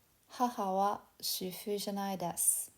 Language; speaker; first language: Japanese; non-native, fluent; English